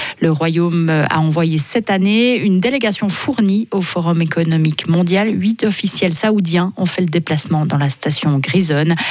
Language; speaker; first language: French; native; French